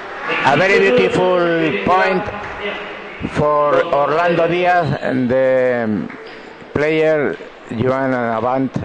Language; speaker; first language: English; non-native, learner; Spanish